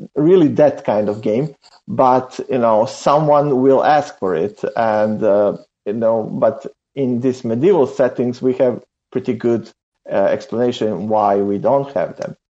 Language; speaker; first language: English; non-native, fluent; Serbian